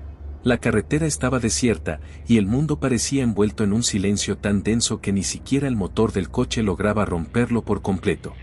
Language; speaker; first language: Spanish; native; Spanish